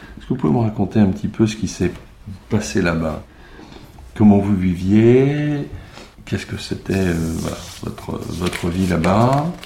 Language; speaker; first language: French; native; French